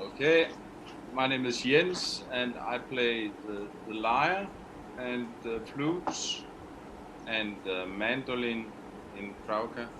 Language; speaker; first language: English; non-native, fluent; Danish